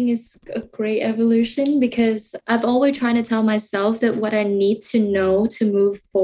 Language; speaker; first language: English; non-native, fluent; Vietnamese